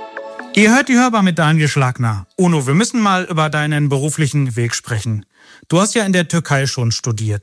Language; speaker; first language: German; native; German